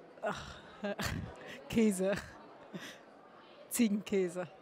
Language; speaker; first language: German; native; German